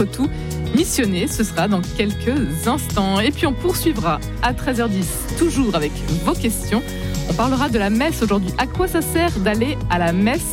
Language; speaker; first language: French; native; French